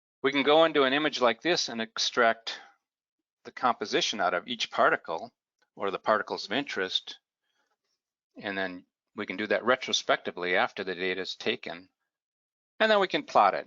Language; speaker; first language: English; native; English